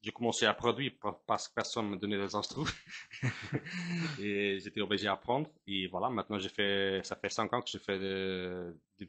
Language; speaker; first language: French; non-native, fluent; Portuguese